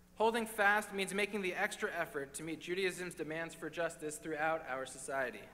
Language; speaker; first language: English; native; English